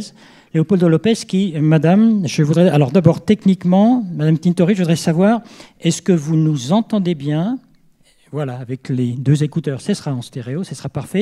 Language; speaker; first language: French; native; French